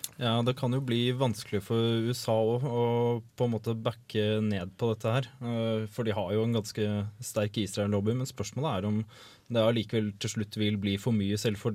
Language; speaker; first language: Norwegian; native; Norwegian